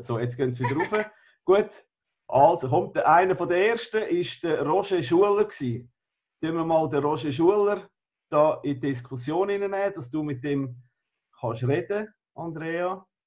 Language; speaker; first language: German; native; German